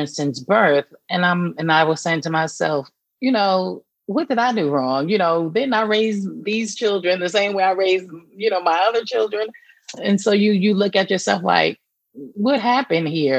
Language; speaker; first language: English; native; English